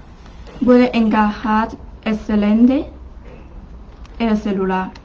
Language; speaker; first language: Spanish; non-native, fluent; Chinese